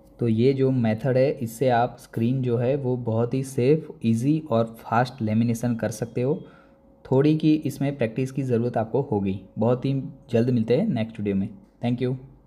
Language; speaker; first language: Hindi; non-native, local second language; Gujarati